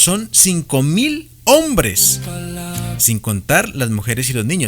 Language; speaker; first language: Spanish; native; Spanish